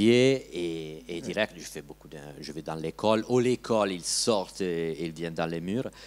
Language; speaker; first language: French; non-native, learner; Italian